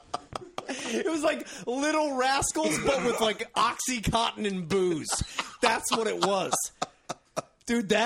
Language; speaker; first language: English; native; English